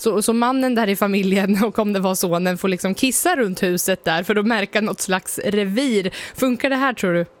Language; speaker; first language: Swedish; native; Swedish